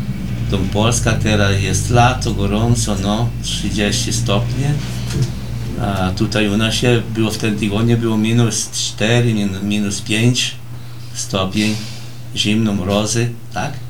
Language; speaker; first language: Polish; early bilingual, heritage; Portuguese